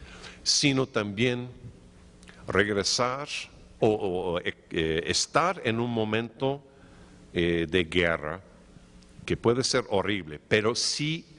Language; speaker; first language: Spanish; non-native, fluent; English